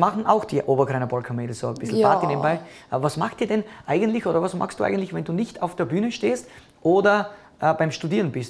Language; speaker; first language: German; native; German